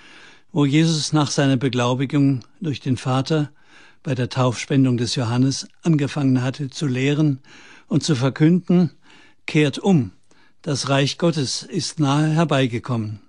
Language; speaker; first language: German; native; German